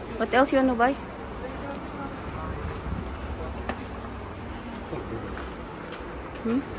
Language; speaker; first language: English; non-native, learner; Filipino